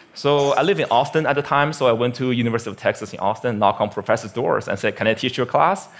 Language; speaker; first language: English; non-native, fluent; Chinese